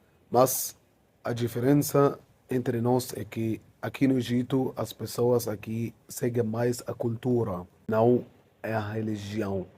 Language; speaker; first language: Portuguese; non-native, fluent; Arabic